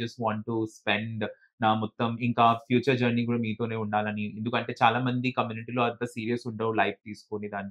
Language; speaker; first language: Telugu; non-native, fluent; Bangla